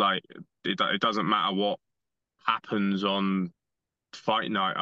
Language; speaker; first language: English; native; English